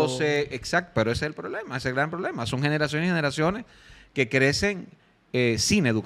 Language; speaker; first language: Spanish; native; Spanish